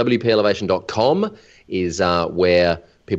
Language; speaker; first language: English; native; English